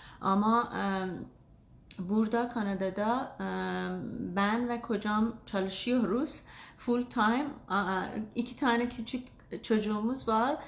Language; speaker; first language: Turkish; non-native, learner; Azerbaijani